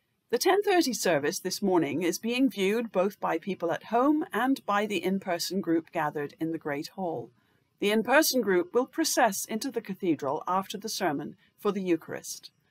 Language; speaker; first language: English; native; English